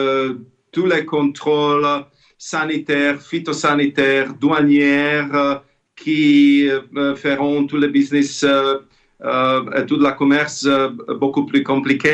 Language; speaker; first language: French; non-native, fluent; Slovak